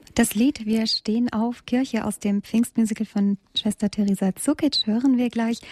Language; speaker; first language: German; native; German